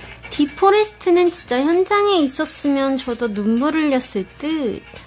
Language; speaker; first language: Korean; native; Korean